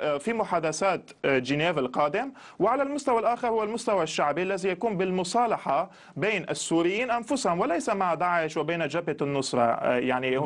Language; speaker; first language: Arabic; non-native, local second language; Armenian